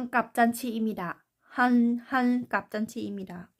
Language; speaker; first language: Korean; non-native, learner; Thai